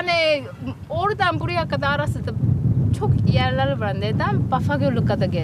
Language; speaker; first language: Turkish; non-native, fluent; Korean